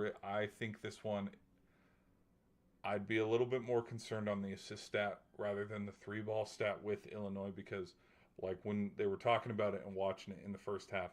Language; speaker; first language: English; native; English